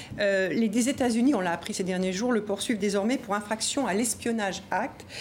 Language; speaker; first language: French; native; French